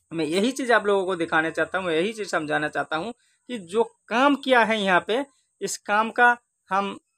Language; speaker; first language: Hindi; non-native, local second language; Bangla